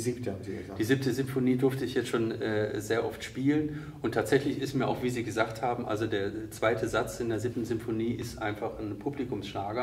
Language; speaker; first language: German; native; German